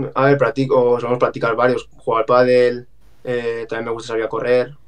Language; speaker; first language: Spanish; native; Spanish